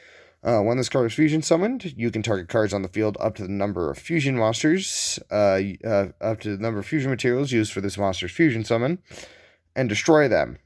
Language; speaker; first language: English; native; English